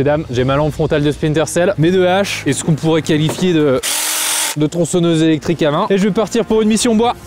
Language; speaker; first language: French; native; French